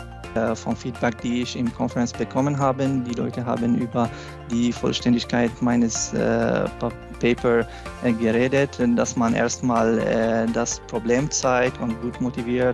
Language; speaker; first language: German; non-native, fluent; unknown